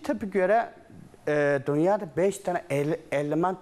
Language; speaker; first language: Turkish; non-native, learner; Chinese